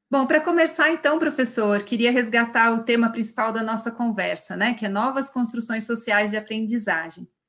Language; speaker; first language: Portuguese; native; Portuguese